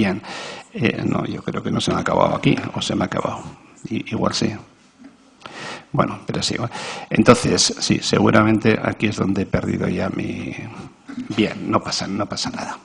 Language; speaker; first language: Spanish; native; Spanish